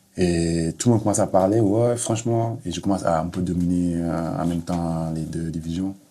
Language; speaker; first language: French; non-native, local second language; Wolof